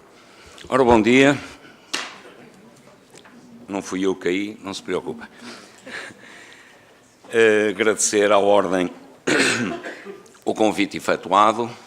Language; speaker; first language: Portuguese; native; Portuguese